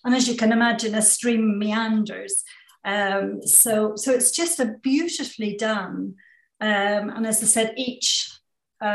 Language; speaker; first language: English; native; English